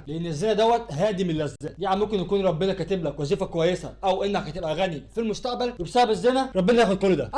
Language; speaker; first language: Arabic; native; Arabic